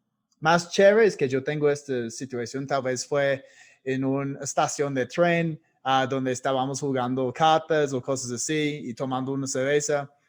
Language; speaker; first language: Spanish; non-native, fluent; English